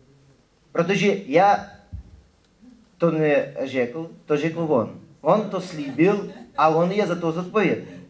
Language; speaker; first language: Czech; non-native, fluent; Ukrainian